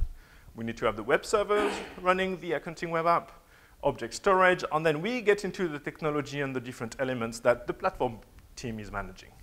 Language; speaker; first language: English; non-native, fluent; French